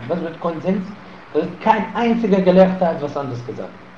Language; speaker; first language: German; non-native, fluent; Arabic